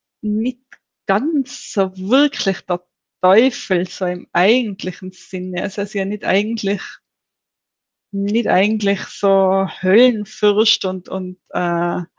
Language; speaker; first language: German; native; German